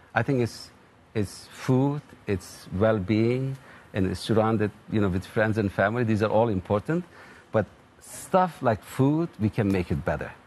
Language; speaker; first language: English; non-native, fluent; Turkish